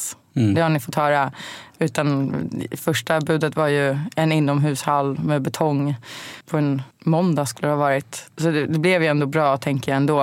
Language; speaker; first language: Swedish; native; Swedish